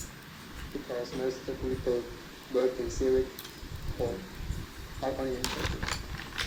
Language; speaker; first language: English; non-native, fluent; Swiss German